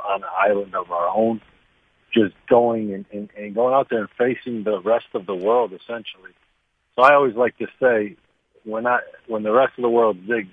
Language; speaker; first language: English; native; English